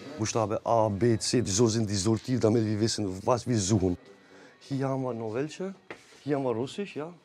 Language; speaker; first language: German; non-native, fluent; Albanian